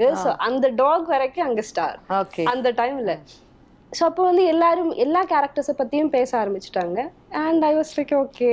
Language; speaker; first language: Tamil; non-native, local second language; Malayalam